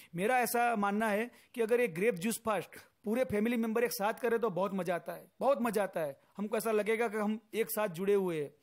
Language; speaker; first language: Hindi; non-native, local second language; Gujarati